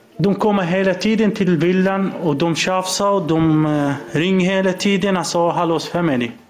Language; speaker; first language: Swedish; non-native, learner; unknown